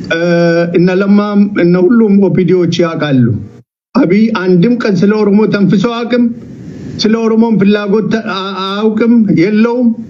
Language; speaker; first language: Amharic; non-native, local second language; Oromo